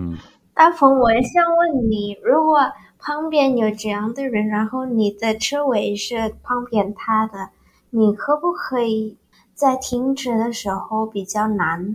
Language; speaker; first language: Chinese; non-native, learner; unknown